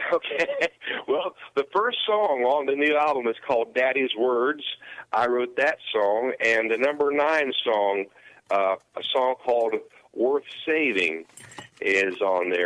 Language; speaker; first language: English; native; English